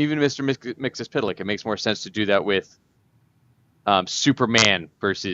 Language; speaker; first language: English; native; English